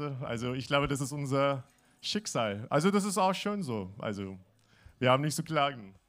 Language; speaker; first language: German; non-native, fluent; Turkish